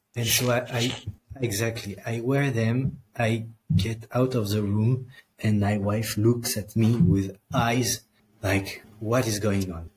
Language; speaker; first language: English; non-native, fluent; French